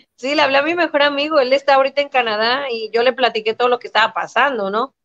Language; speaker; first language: Spanish; native; Spanish